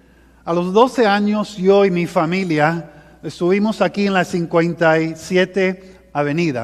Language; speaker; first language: Spanish; early bilingual, heritage; Spanish